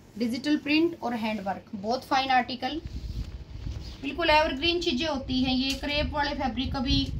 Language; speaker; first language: Hindi; native; Hindi